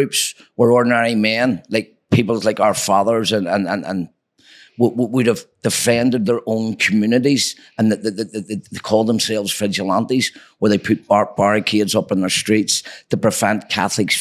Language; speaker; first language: English; native; English